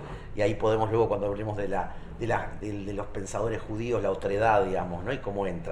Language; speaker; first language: Spanish; native; Spanish